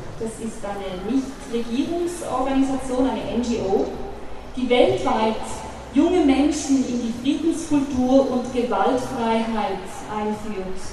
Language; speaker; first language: German; native; German